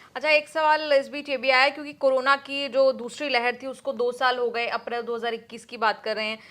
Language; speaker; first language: Hindi; native; Hindi